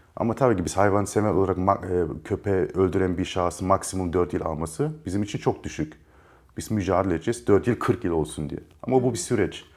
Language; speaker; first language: Turkish; early bilingual, heritage; Turkish